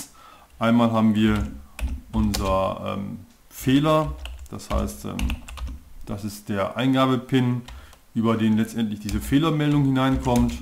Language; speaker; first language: German; native; German